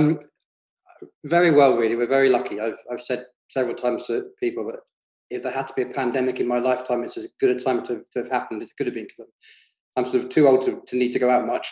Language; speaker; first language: English; native; English